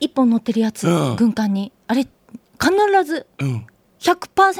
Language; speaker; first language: Japanese; native; Japanese